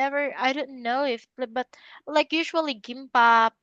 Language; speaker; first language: English; non-native, local second language; Filipino